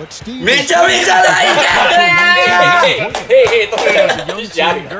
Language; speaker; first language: Japanese; native; Japanese